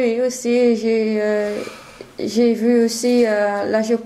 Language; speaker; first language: French; non-native, learner; Dutch